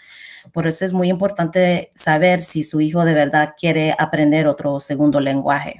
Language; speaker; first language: Spanish; early bilingual, heritage; Spanish